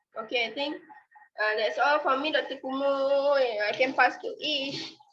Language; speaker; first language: English; non-native, local second language; Malay